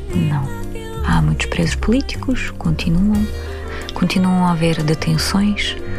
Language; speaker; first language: Portuguese; non-native, fluent; Russian